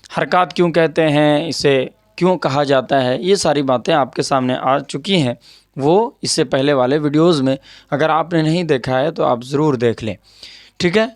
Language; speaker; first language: Urdu; native; Urdu